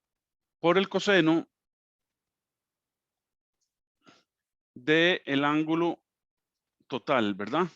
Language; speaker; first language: Spanish; native; Spanish